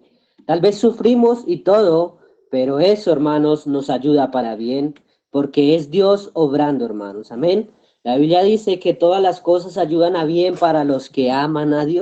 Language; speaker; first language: Spanish; native; Spanish